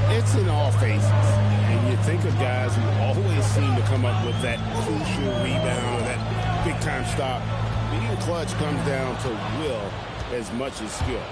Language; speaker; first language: English; native; English